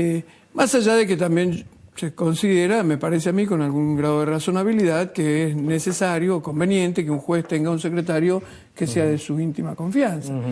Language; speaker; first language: Spanish; native; Spanish